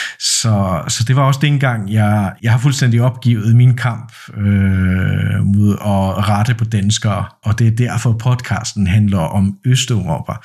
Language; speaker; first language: Danish; non-native, fluent; Polish